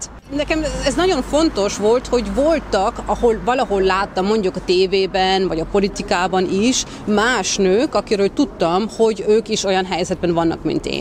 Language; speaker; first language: Hungarian; early bilingual, heritage; Hungarian